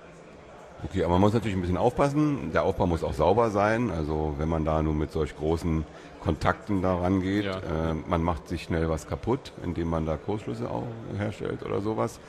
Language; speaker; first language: German; native; German